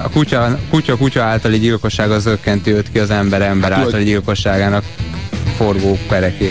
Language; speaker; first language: Hungarian; native; Hungarian